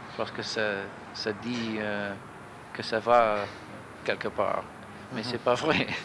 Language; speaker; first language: French; non-native, fluent; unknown